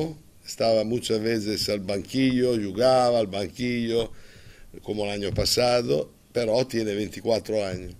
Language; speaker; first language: Spanish; non-native, fluent; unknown